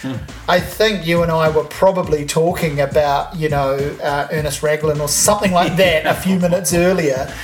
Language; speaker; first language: English; native; English